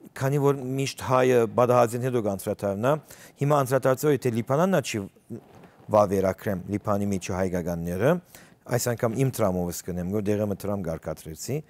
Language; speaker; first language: Armenian; early bilingual, heritage; Armenian